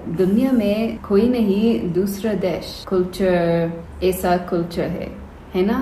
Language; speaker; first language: Hindi; non-native, learner; English